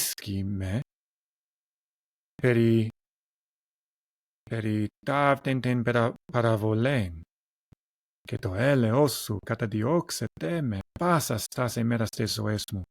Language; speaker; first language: Greek; non-native, learner; English